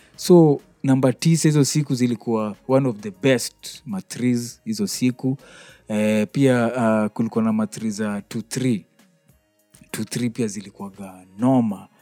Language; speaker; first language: Swahili; native; Swahili